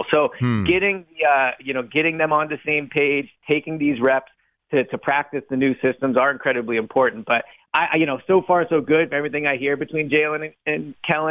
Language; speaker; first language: English; native; English